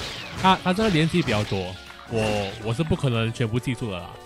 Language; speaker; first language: Chinese; native; Chinese